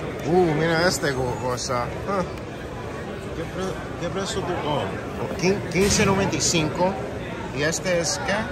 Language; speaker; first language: Spanish; early bilingual, heritage; English